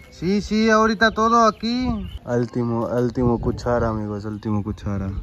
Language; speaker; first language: Spanish; non-native, learner; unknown